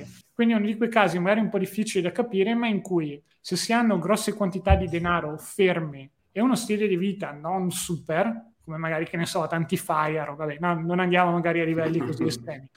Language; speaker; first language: Italian; native; Italian